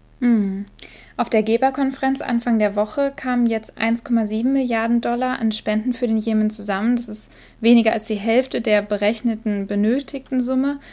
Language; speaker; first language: German; native; German